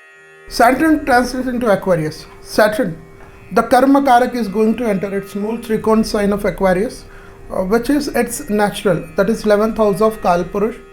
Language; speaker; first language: English; non-native, local second language; Hindi